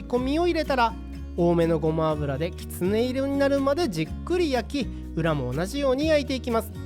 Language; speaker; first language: Japanese; native; Japanese